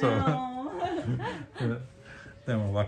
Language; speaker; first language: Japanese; non-native, fluent; Swedish